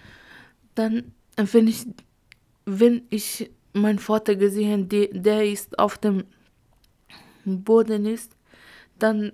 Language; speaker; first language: German; non-native, learner; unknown